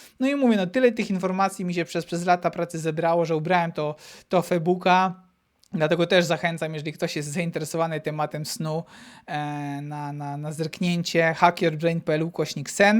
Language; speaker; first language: Polish; native; Polish